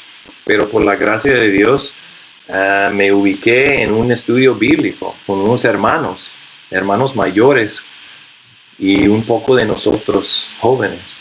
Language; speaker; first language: Spanish; non-native, fluent; English